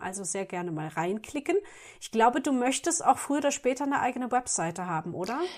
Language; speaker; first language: German; native; German